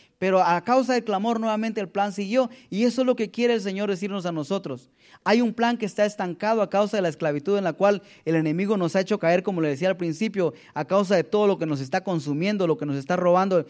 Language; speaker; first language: Spanish; native; Spanish